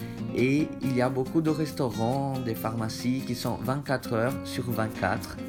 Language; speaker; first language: French; non-native, fluent; Portuguese